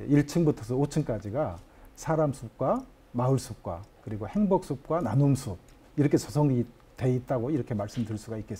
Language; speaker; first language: Korean; native; Korean